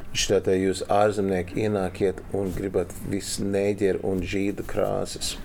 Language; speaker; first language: Latvian; early bilingual, heritage; Latvian